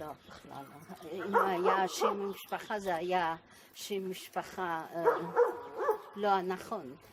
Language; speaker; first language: Hebrew; non-native, fluent; French